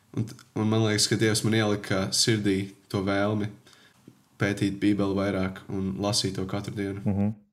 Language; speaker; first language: Latvian; native; Latvian